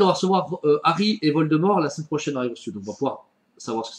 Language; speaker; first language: French; native; French